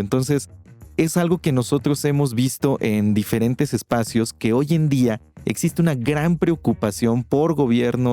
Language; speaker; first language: Spanish; native; Spanish